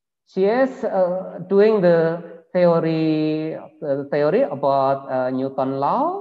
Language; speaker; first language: English; non-native, learner; Indonesian